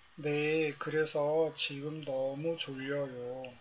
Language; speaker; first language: Korean; native; Korean